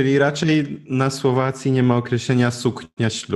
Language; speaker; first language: Slovak; non-native, learner; Polish